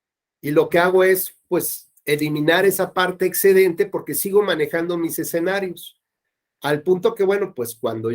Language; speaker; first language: Spanish; native; Spanish